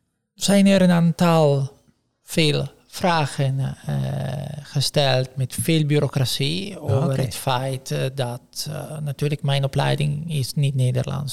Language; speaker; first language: Dutch; non-native, fluent; Italian